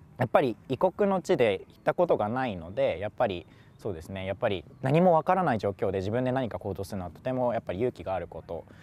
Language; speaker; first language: Japanese; native; Japanese